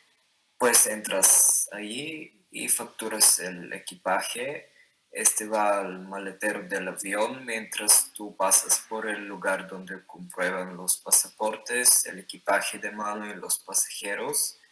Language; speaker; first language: Spanish; non-native, learner; Bulgarian